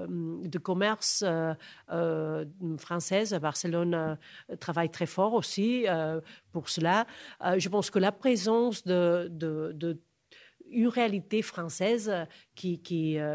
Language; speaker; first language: French; non-native, fluent; Catalan